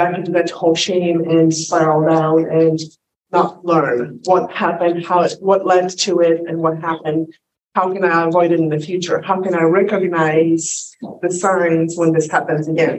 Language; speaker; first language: English; non-native, fluent; Polish